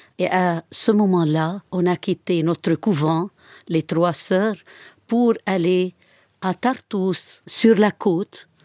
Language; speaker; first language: French; non-native, fluent; Arabic